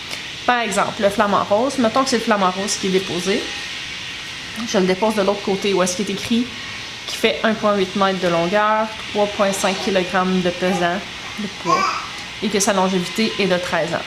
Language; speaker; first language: French; native; French